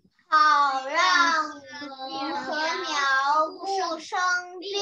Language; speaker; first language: Chinese; early bilingual, heritage; Chinese